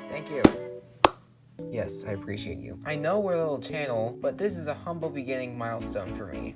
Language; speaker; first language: English; native; English